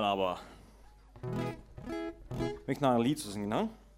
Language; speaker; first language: German; non-native, learner; Lithuanian